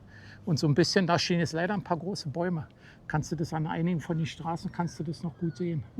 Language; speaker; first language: German; native; German